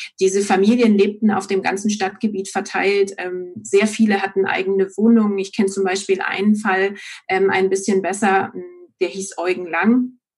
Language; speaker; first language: German; native; German